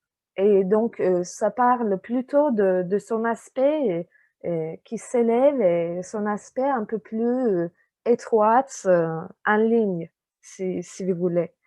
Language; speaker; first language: French; non-native, fluent; Turkish